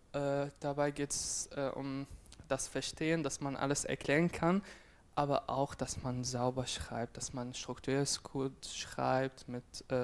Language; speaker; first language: German; non-native, fluent; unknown